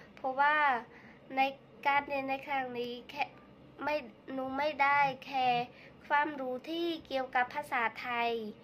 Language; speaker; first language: Thai; non-native, learner; Khmer